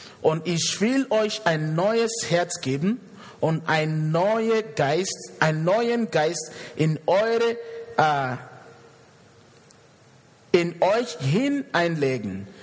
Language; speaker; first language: German; non-native, fluent; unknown